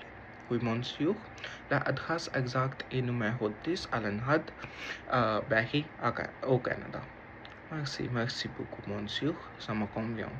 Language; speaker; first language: French; non-native, learner; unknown